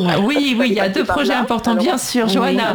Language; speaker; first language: French; native; French